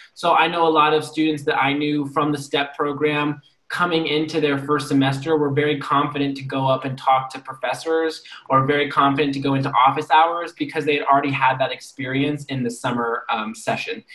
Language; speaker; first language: English; native; English